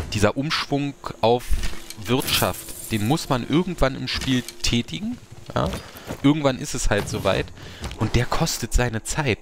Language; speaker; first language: German; native; German